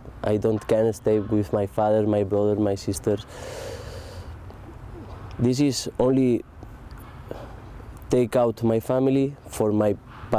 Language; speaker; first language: English; non-native, learner; Spanish